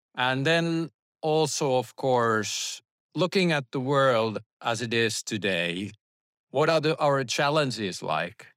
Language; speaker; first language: English; non-native, fluent; Finnish